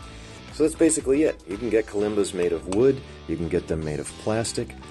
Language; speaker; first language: English; native; English